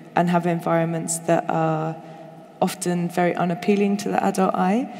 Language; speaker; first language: English; native; English